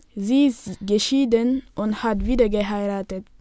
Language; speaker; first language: German; non-native, learner; Wolof